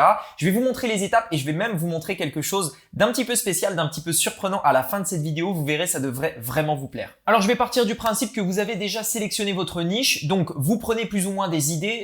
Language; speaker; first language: French; native; French